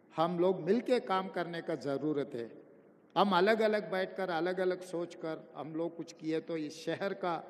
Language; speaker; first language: Hindi; non-native, local second language; Telugu